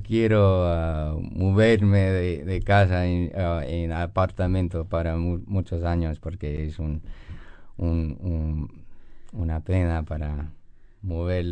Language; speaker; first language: Spanish; non-native, learner; English